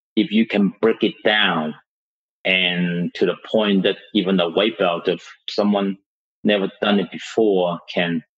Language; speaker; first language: English; non-native, local second language; Cantonese